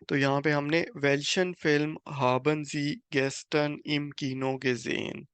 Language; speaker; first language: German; non-native, fluent; Urdu